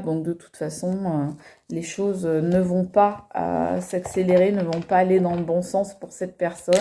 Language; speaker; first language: French; native; French